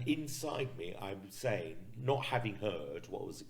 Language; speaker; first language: English; native; English